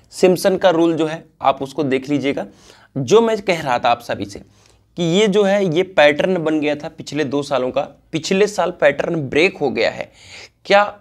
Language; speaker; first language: Hindi; native; Hindi